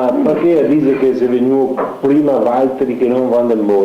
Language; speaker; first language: Italian; native; Italian